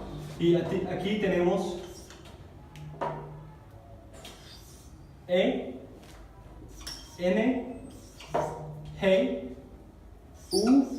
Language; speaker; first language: Spanish; non-native, fluent; English